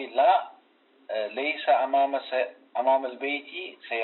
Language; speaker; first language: Arabic; non-native, learner; Tigrinya